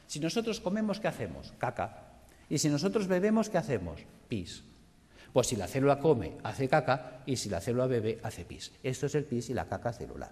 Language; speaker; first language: Spanish; native; Spanish